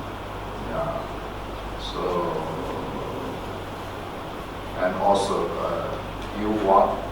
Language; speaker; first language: English; non-native, learner; Chinese